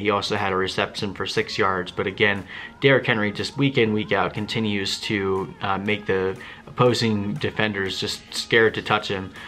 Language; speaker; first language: English; native; English